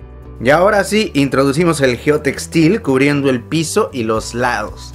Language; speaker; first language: Spanish; native; Spanish